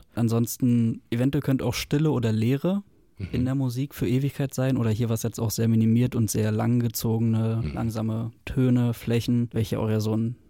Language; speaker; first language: German; native; German